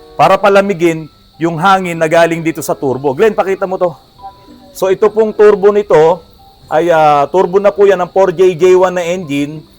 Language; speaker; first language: Filipino; native; Filipino